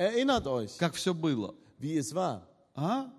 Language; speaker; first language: German; non-native, fluent; Russian